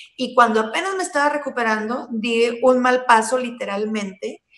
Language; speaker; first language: Spanish; native; Spanish